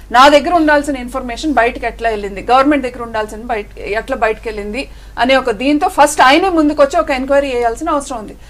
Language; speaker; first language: Telugu; native; Telugu